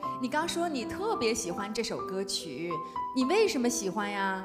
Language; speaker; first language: Chinese; native; Chinese